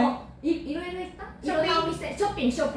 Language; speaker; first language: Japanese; native; Japanese